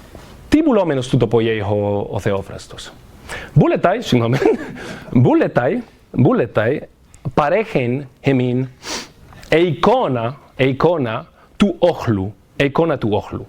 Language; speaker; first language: Greek; non-native, fluent; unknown